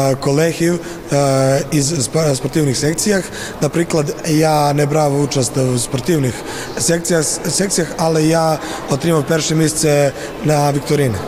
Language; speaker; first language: Ukrainian; non-native, fluent; Serbian